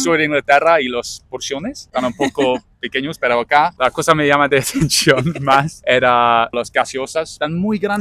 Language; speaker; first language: Spanish; non-native, learner; English